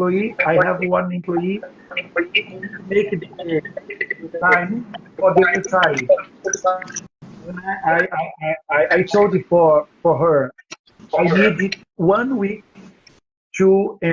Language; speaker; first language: English; non-native, learner; Portuguese